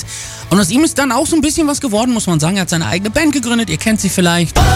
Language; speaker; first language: German; native; German